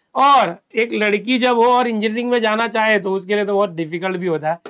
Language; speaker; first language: Hindi; non-native, local second language; Marathi